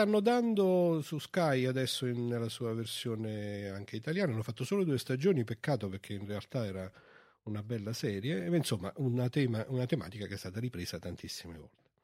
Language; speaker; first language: Italian; native; Italian